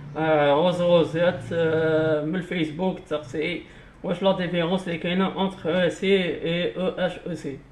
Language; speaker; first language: French; non-native, local second language; Arabic